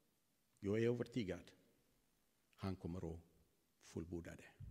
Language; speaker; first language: Swedish; non-native, fluent; Tigrinya